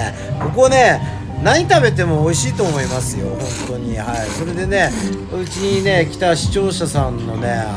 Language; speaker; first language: Japanese; native; Japanese